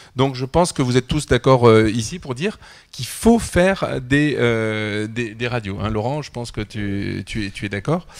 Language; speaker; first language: French; native; French